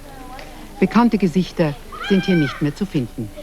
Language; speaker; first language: German; native; German